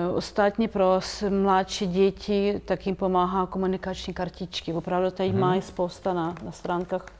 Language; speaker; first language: Czech; non-native, fluent; Ukrainian